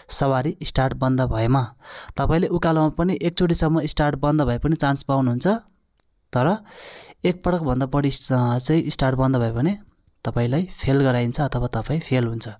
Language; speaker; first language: Nepali; non-native, local second language; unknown